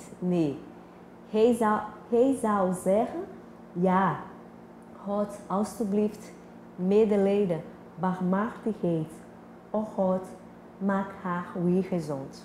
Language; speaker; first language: Dutch; non-native, fluent; Portuguese